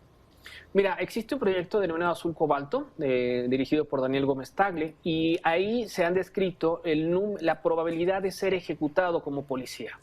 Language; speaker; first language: Spanish; native; Spanish